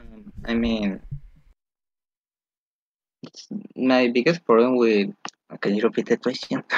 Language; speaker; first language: English; non-native, fluent; Spanish